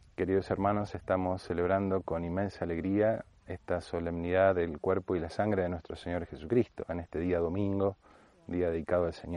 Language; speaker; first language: Spanish; native; Spanish